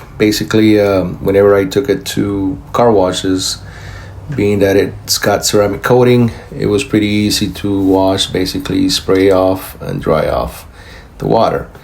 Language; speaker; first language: English; native; English